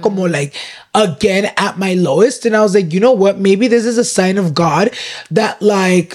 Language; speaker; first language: English; early bilingual, other home language; Spanish